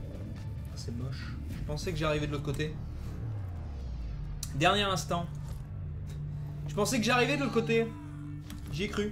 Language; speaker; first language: French; native; French